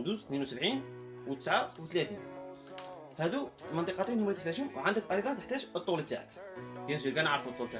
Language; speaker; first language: Arabic; native; Arabic